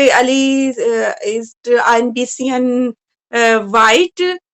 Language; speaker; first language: German; non-native, learner; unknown